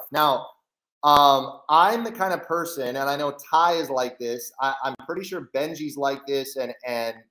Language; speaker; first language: English; native; English